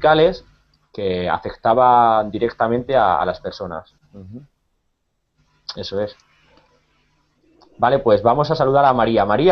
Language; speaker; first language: Spanish; native; Spanish